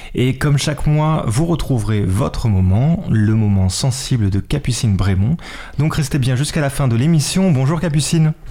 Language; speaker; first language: French; native; French